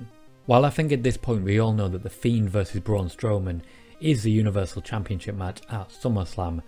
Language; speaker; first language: English; native; English